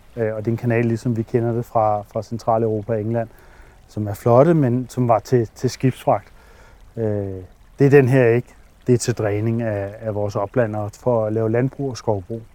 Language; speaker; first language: Danish; native; Danish